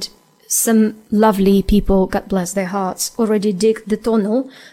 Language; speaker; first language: English; non-native, fluent; Ukrainian